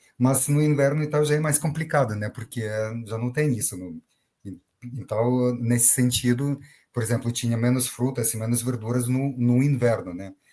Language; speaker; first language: Portuguese; non-native, fluent; Ukrainian